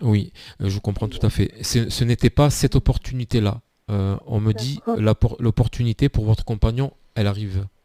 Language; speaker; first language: French; native; French